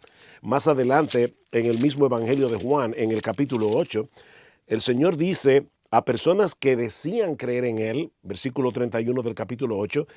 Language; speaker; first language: Spanish; native; Spanish